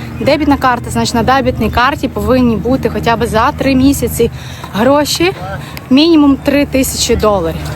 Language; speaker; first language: Ukrainian; non-native, local second language; Russian